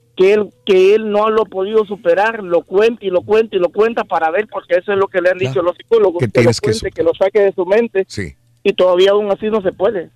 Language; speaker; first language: Spanish; native; Spanish